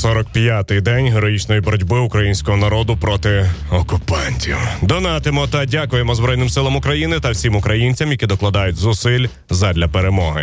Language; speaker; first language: Ukrainian; native; Ukrainian